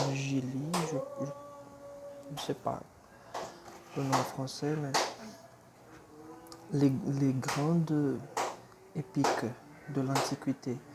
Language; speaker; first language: French; non-native, fluent; Portuguese